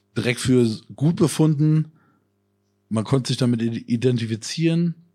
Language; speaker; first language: German; native; German